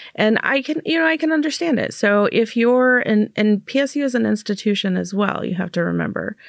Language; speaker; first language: English; native; English